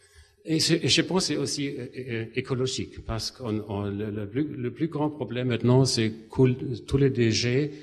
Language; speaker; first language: French; non-native, fluent; German